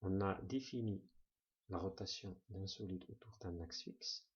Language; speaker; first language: French; non-native, local second language; Arabic